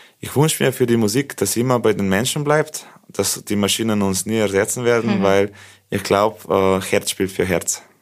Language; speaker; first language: German; non-native, fluent; Slovenian